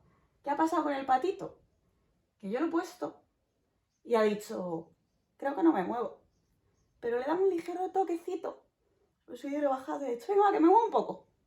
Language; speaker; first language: Spanish; native; Spanish